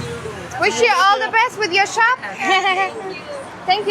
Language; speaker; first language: English; non-native, fluent; German